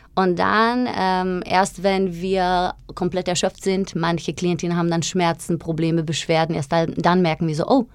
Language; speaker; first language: German; non-native, fluent; Slovak